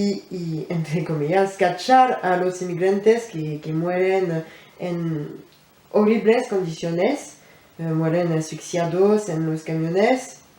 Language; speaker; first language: Spanish; non-native, learner; French